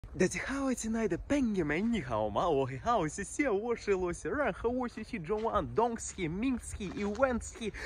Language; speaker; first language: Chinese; non-native, learner; Russian